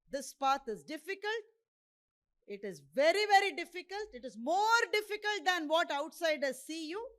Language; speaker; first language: English; non-native, local second language; Tamil